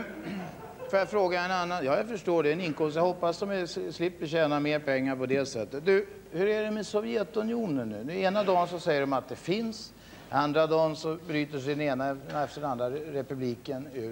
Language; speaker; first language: Swedish; native; Swedish